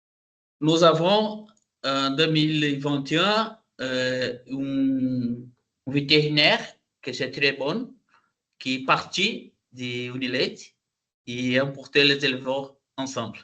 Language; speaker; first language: French; non-native, learner; Portuguese